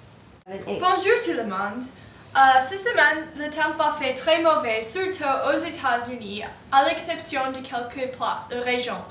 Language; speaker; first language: French; non-native, learner; English